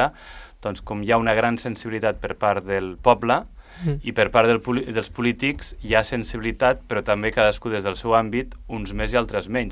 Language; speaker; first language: Catalan; native; Catalan